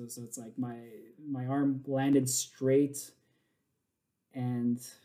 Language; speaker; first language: English; native; English